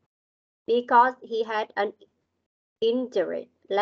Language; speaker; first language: English; non-native, learner; Vietnamese